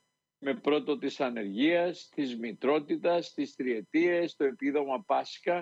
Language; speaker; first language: Greek; native; Greek